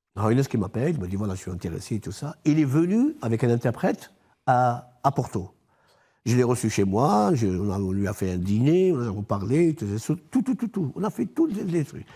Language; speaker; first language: French; non-native, local second language; Arabic